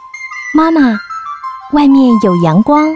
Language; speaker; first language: Chinese; native; Chinese